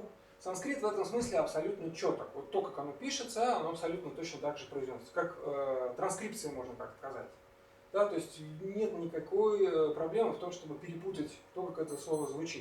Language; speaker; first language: Russian; native; Russian